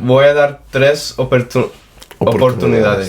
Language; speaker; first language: Spanish; non-native, fluent; English